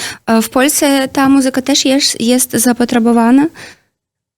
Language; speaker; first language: Polish; non-native, learner; Belarusian